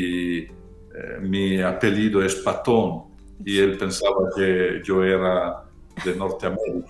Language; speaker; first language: Spanish; non-native, fluent; Italian